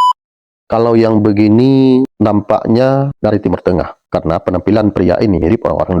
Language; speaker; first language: Indonesian; native; Indonesian